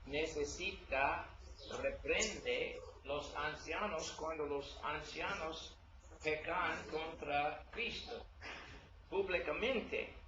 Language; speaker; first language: Spanish; non-native, learner; English